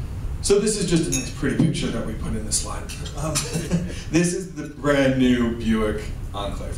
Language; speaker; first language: English; native; English